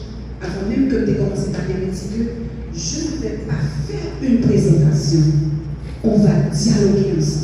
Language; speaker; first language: French; non-native, local second language; Haitian Creole